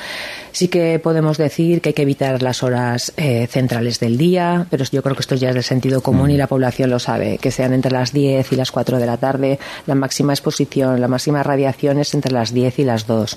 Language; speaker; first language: Spanish; native; Spanish